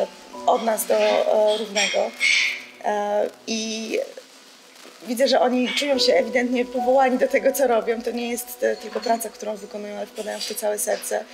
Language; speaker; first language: Polish; native; Polish